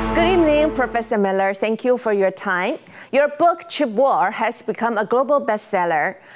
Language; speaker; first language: English; non-native, fluent; Chinese